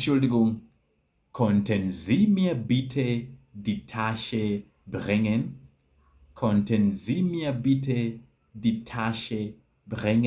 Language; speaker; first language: German; non-native, learner; English